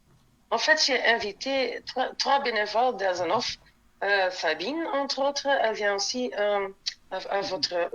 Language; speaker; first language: French; non-native, local second language; Dutch